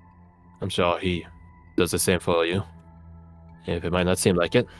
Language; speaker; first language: English; native; English